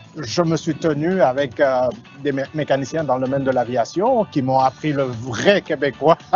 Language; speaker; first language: French; non-native, local second language; Wolof